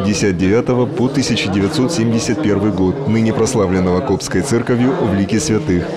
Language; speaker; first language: Russian; native; Russian